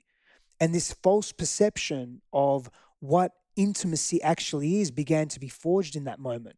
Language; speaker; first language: English; early bilingual, other home language; Greek